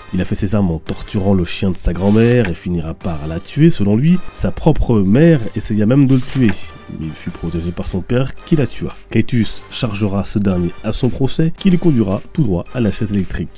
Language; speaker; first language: French; native; French